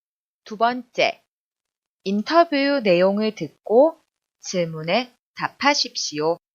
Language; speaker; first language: Korean; non-native, fluent; Chinese